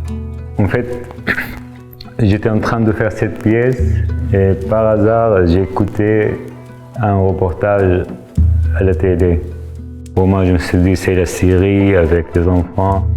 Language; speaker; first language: French; non-native, fluent; Arabic